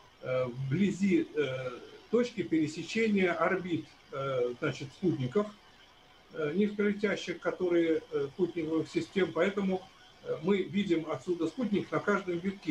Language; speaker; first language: Russian; native; Russian